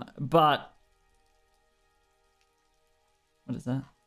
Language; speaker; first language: English; native; English